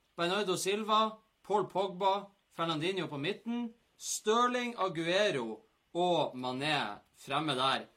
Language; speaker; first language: Norwegian; native; Norwegian